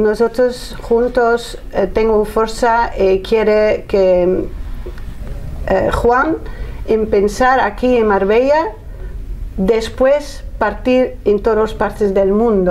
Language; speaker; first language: Spanish; non-native, learner; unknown